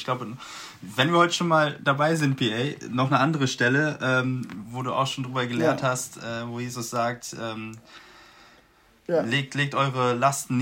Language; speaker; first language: German; native; German